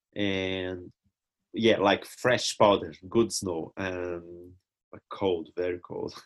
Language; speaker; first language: English; non-native, fluent; Portuguese